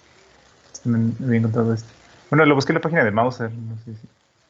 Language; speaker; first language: Spanish; native; Spanish